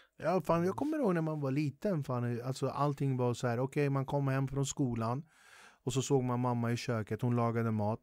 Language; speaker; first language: Swedish; early bilingual, other home language; Kurdish